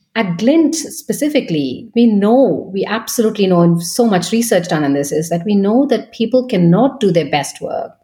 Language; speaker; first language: English; non-native, local second language; Bangla